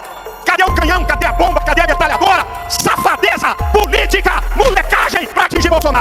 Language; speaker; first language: Portuguese; native; Portuguese